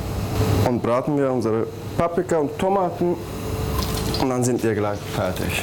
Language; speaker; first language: German; non-native, learner; Turkish